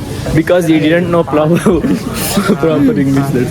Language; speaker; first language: English; non-native, local second language; Kannada